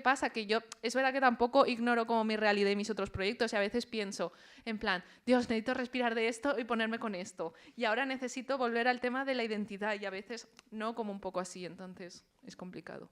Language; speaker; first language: Spanish; early bilingual, other home language; Chinese